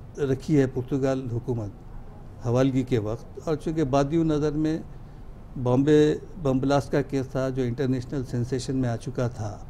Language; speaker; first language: Hindi; non-native, local second language; Urdu